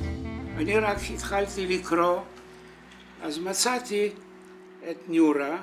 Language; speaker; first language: Hebrew; non-native, fluent; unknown